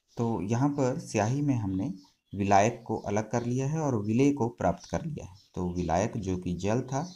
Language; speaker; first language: Hindi; native; Hindi